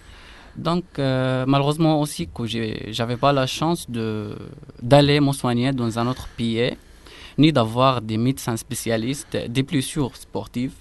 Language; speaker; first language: French; non-native, fluent; Arabic